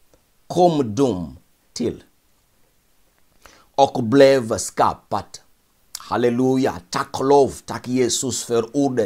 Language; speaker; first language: Swedish; non-native, fluent; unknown